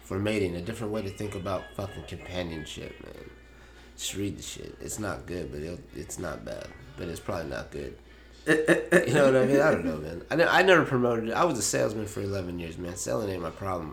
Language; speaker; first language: English; native; English